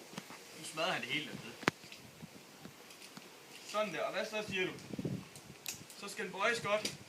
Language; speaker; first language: Danish; native; Danish